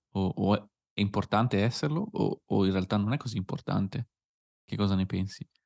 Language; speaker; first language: Italian; native; Italian